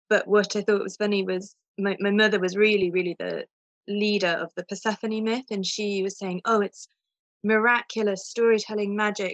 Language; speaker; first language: English; native; English